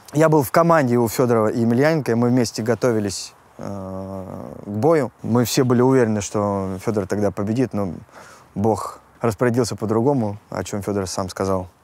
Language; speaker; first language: Russian; native; Russian